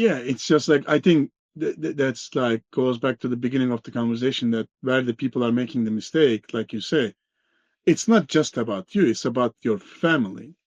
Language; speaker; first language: English; non-native, fluent; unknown